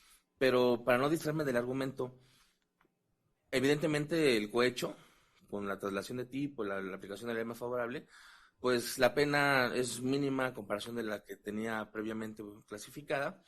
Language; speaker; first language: Spanish; native; Spanish